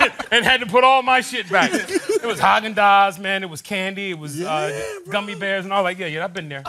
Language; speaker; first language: English; native; English